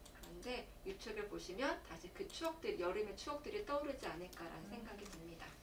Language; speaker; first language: Korean; native; Korean